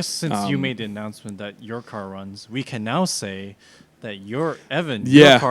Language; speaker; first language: English; native; English